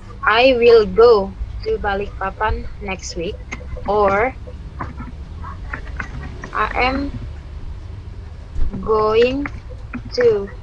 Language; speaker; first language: English; non-native, learner; Indonesian